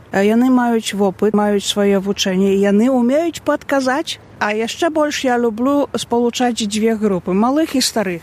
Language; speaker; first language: Belarusian; native; Belarusian